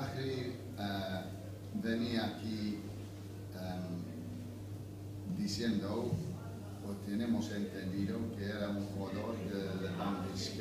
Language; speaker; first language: Spanish; non-native, fluent; English